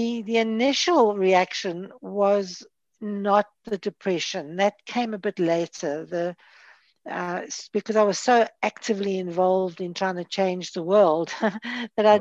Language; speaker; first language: English; native; English